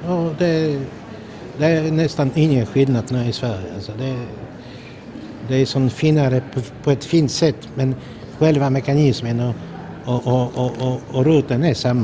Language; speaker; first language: Swedish; non-native, fluent; Polish